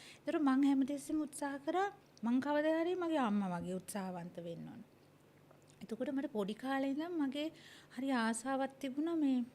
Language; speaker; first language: Sinhala; native; Sinhala